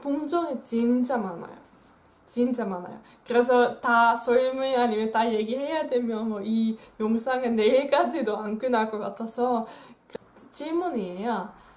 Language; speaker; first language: Korean; non-native, fluent; Dutch